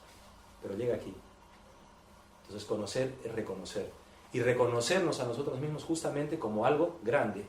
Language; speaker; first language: Spanish; native; Spanish